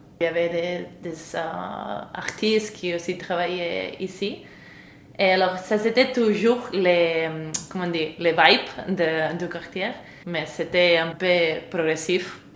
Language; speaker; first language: French; non-native, fluent; Spanish